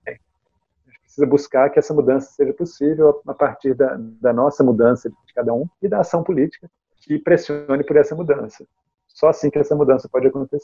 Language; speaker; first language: Portuguese; native; Portuguese